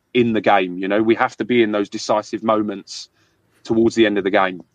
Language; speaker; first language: English; native; English